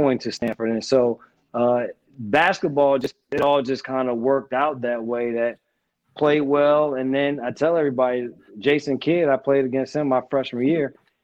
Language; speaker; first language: English; native; English